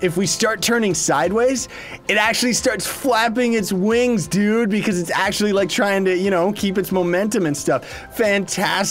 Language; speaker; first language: English; native; English